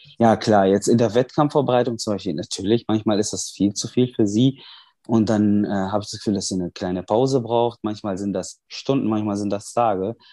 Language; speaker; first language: German; non-native, fluent; Arabic